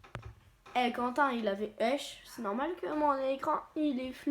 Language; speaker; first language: French; native; French